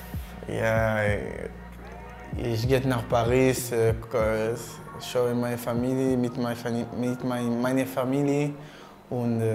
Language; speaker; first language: German; non-native, learner; French